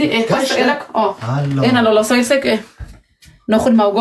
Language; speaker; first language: Persian; native; Persian